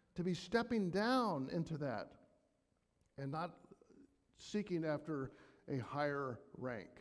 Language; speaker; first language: English; native; English